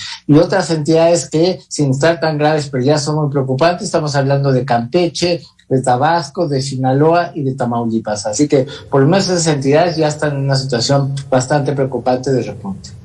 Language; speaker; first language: Spanish; native; Spanish